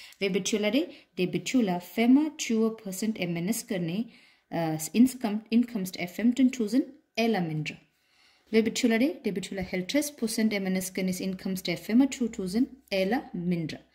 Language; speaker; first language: Danish; non-native, fluent; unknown